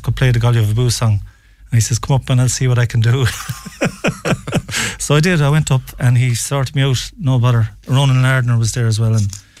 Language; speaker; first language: English; native; English